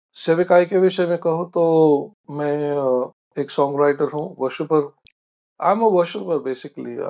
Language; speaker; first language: Hindi; non-native, local second language; Marathi